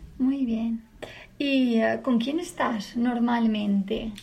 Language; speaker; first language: Spanish; native; Spanish